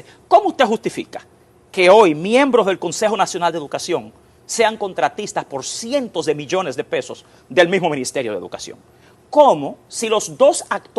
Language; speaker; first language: Spanish; native; Spanish